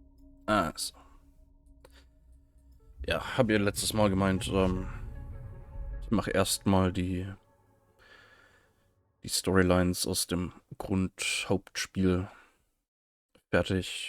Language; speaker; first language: German; native; German